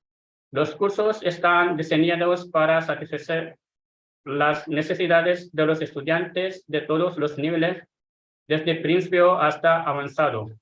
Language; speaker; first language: Spanish; non-native, fluent; Hindi